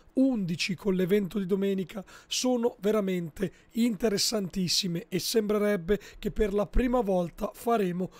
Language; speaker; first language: Italian; native; Italian